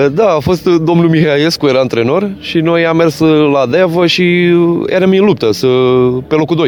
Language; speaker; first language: Romanian; non-native, fluent; Portuguese